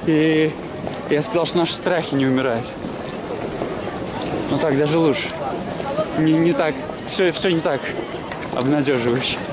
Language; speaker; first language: Russian; native; Russian